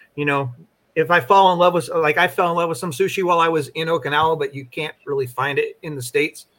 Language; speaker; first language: English; native; English